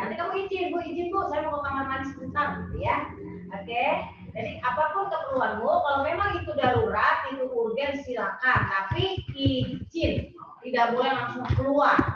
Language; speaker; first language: Indonesian; native; Indonesian